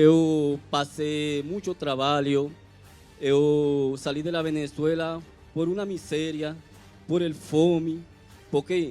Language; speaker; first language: Portuguese; non-native, learner; Spanish